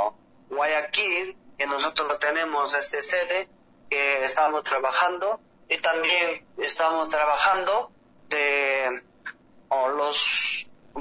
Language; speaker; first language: Spanish; non-native, learner; Korean